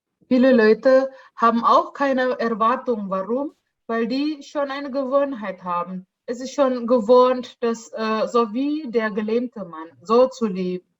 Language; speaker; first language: German; non-native, fluent; Indonesian